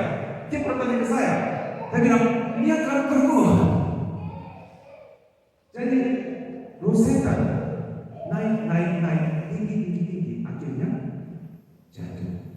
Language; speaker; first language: Indonesian; non-native, fluent; Korean